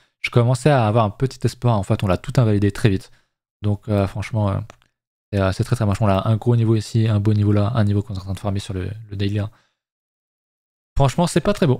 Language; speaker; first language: French; native; French